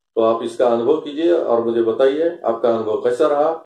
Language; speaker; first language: Hindi; non-native, local second language; Marathi